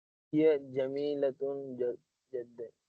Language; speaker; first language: Arabic; non-native, learner; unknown